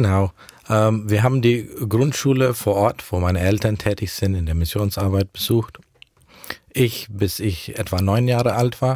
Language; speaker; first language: German; early bilingual, heritage; German